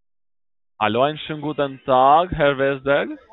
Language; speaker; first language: German; non-native, learner; Spanish